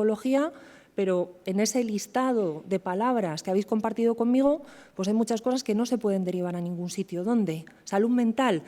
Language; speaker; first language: Spanish; native; Spanish